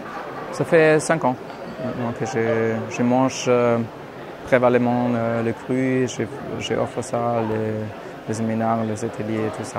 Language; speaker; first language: French; non-native, fluent; German